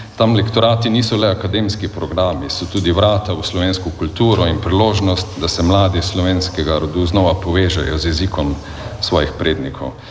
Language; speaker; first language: Slovenian; native; Slovenian